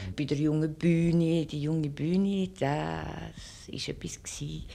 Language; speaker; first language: German; early bilingual, other home language; French